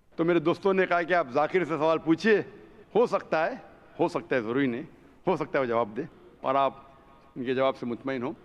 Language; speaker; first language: Hindi; non-native, local second language; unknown